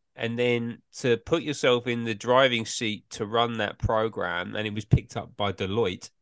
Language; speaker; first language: English; native; English